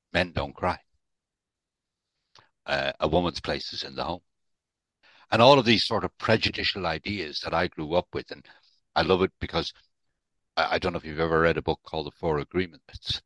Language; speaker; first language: English; native; English